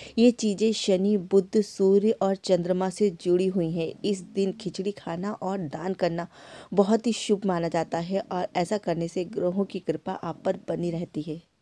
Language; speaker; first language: Hindi; native; Hindi